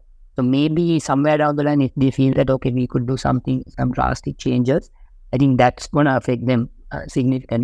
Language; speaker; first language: English; non-native, local second language; Sinhala